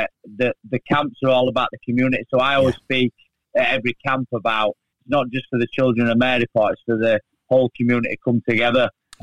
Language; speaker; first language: English; native; English